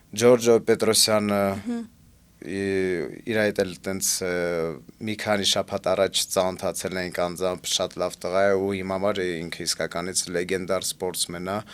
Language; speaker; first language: Armenian; early bilingual, heritage; Armenian